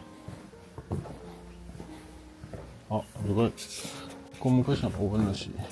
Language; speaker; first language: Japanese; non-native, learner; French